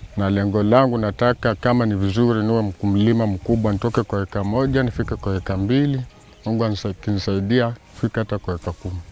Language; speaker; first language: Swahili; non-native, local second language; Luo (Kenya and Tanzania)